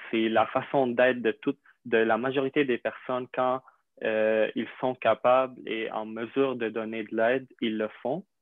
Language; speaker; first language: French; non-native, fluent; Arabic